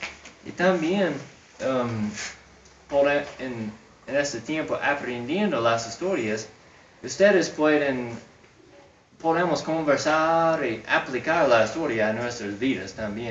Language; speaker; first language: Spanish; non-native, fluent; English